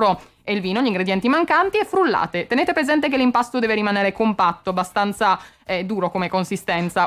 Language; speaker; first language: Italian; native; Italian